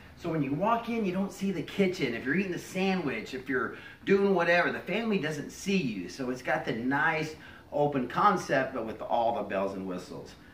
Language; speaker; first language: English; native; English